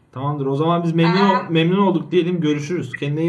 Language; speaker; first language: Turkish; native; Turkish